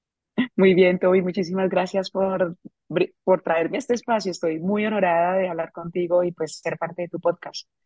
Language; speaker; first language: Spanish; native; Spanish